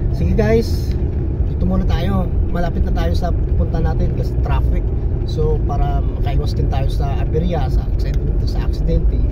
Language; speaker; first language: Filipino; non-native, local second language; Bikol